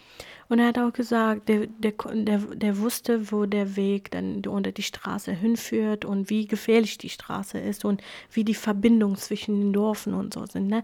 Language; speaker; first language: German; non-native, fluent; Kurdish